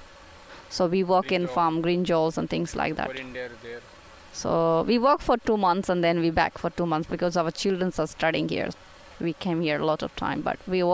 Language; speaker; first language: English; non-native, local second language; Kannada